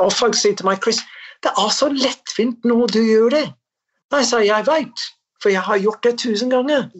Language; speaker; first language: Norwegian; non-native, fluent; English